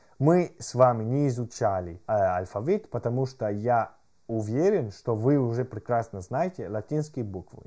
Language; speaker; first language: Russian; non-native, fluent; Italian